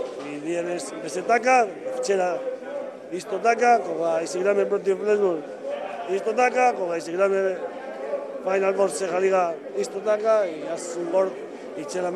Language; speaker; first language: Macedonian; non-native, learner; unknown